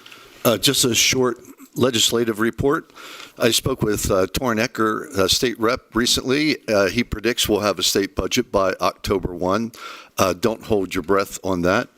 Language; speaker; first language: English; native; English